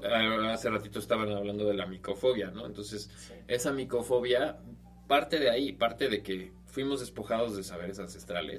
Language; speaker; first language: Spanish; native; Spanish